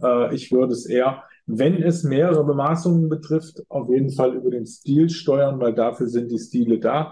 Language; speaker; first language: German; native; German